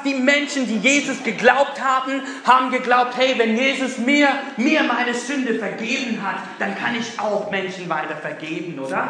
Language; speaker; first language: German; non-native, fluent; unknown